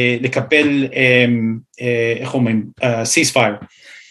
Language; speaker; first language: Hebrew; non-native, fluent; English